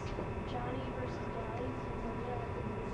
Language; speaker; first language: English; native; English